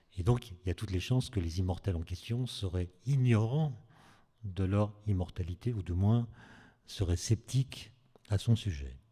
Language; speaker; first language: French; native; French